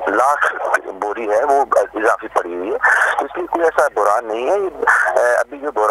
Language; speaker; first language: Urdu; non-native, local second language; Punjabi